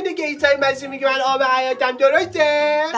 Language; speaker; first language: Persian; native; Persian